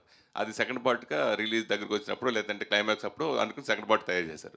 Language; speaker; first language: Telugu; native; Telugu